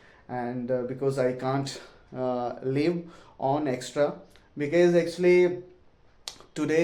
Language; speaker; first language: English; non-native, learner; Hindi